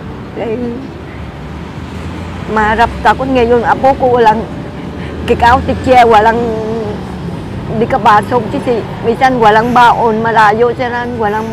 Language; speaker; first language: Filipino; non-native, learner; Vietnamese